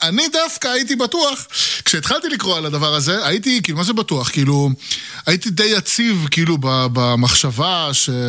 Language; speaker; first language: Hebrew; native; Hebrew